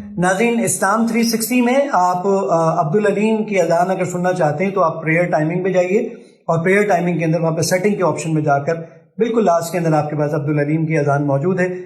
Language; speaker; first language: Urdu; native; Urdu